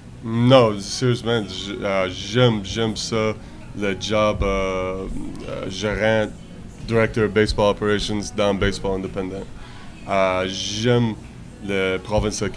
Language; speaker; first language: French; non-native, learner; English